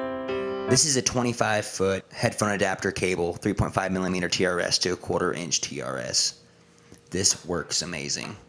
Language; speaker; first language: English; native; English